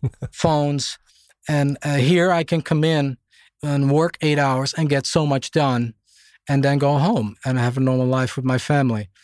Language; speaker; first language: English; non-native, fluent; Dutch